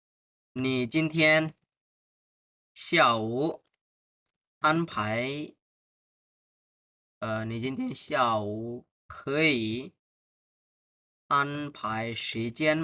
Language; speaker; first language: Chinese; non-native, fluent; Bangla